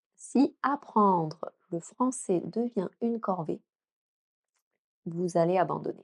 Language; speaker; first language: French; native; French